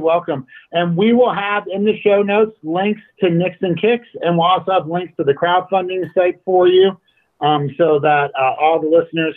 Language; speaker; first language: English; native; English